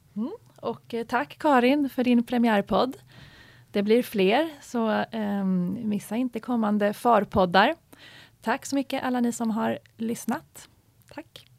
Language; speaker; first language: Swedish; native; Swedish